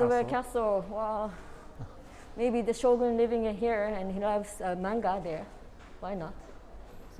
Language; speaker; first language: English; non-native, fluent; Japanese